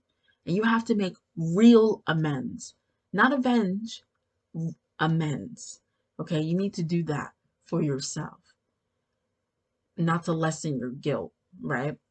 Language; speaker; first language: English; native; English